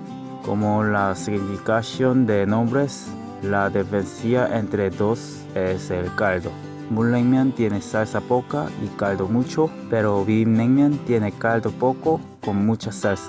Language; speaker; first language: Spanish; non-native, learner; Korean